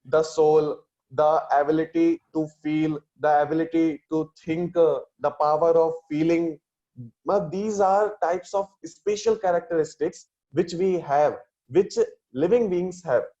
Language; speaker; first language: English; non-native, local second language; Hindi